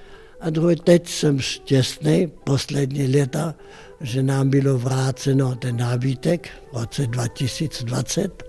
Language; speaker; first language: Czech; non-native, fluent; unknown